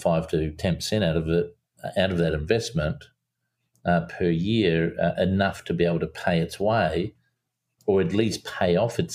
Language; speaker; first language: English; native; English